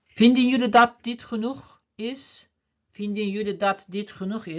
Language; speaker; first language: Dutch; non-native, learner; Turkish